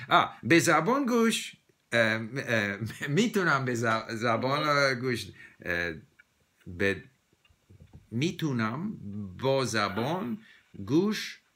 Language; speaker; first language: Persian; non-native, learner; English